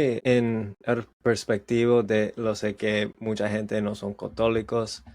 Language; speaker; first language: Spanish; non-native, learner; English